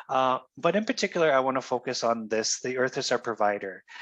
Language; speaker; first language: English; native; English